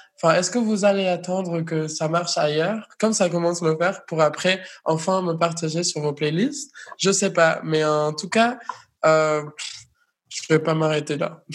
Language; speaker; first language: French; non-native, fluent; Spanish